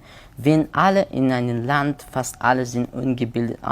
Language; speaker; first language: German; non-native, learner; Persian